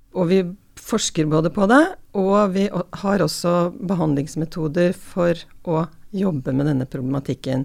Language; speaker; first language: Norwegian; native; Norwegian